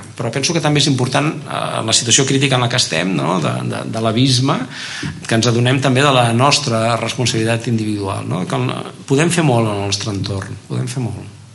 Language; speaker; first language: Catalan; native; Catalan